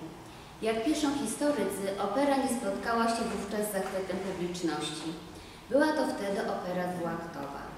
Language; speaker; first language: Polish; native; Polish